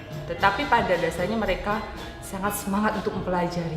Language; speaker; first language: Indonesian; native; Indonesian